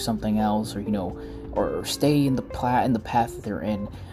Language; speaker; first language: English; non-native, fluent; Spanish